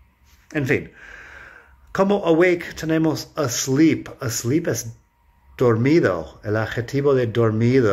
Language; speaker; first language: Spanish; non-native, fluent; English